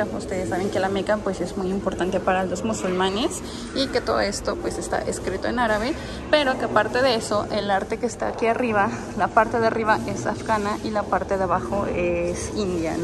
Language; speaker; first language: Spanish; native; Spanish